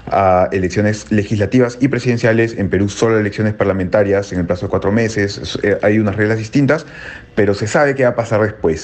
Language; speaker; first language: Spanish; native; Spanish